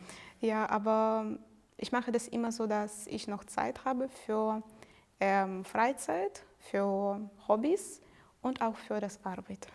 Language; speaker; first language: German; non-native, fluent; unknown